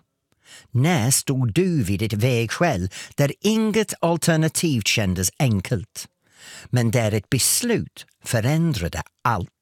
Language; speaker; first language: Swedish; non-native, fluent; English